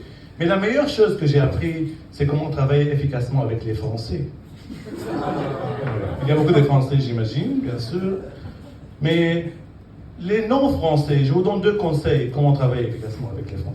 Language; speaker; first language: French; non-native, fluent; Arabic